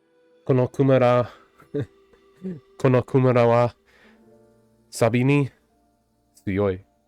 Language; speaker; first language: Japanese; non-native, learner; English